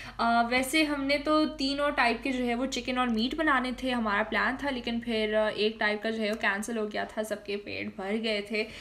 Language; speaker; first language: Urdu; native; Urdu